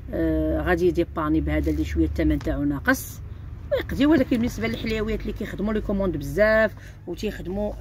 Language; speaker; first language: Arabic; native; Arabic